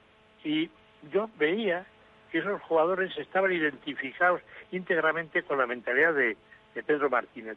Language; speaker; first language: Spanish; native; Spanish